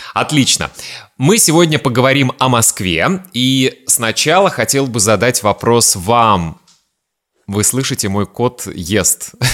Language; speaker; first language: Russian; native; Russian